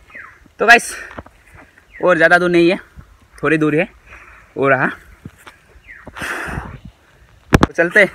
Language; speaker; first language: Hindi; non-native, local second language; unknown